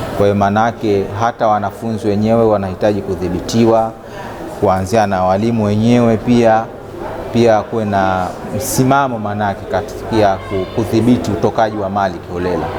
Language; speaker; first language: Swahili; native; Swahili